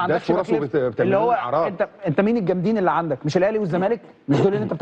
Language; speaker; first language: Arabic; native; Arabic